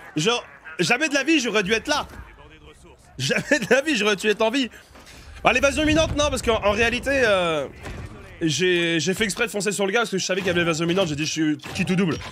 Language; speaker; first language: French; native; French